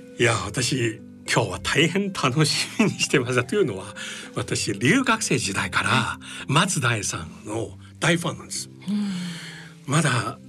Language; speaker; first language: Japanese; non-native, fluent; Chinese